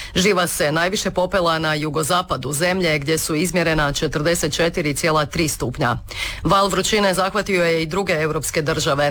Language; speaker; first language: Croatian; native; Croatian